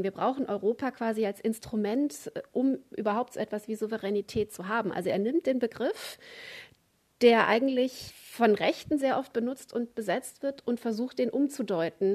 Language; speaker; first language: German; native; German